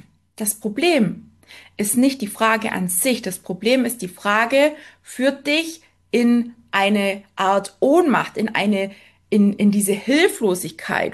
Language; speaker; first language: German; native; German